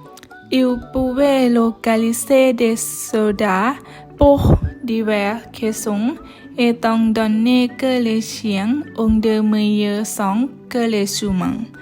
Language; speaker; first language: French; non-native, learner; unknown